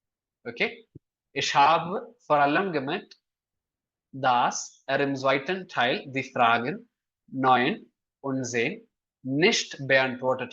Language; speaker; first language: German; non-native, fluent; Malayalam